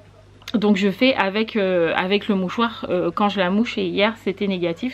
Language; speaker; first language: French; native; French